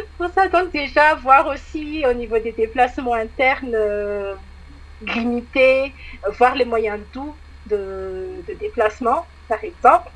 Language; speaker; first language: French; non-native, local second language; Malagasy